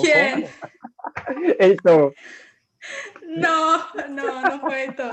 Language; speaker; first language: Spanish; non-native, learner; Portuguese